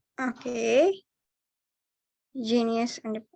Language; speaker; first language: English; non-native, learner; Indonesian